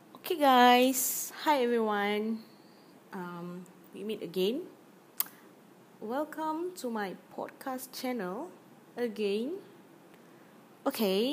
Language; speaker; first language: English; non-native, learner; Malay